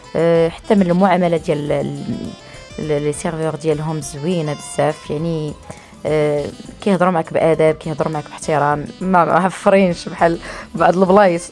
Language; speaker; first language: Arabic; native; Arabic